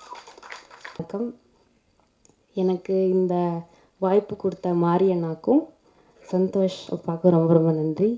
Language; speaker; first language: Tamil; early bilingual, heritage; Tamil